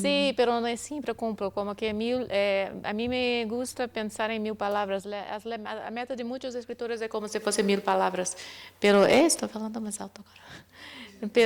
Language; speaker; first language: Spanish; non-native, learner; Portuguese